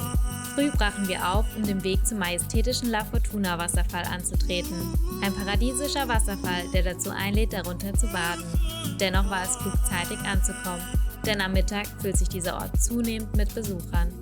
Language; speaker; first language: German; native; German